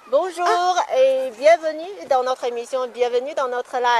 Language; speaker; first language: French; non-native, fluent; Chinese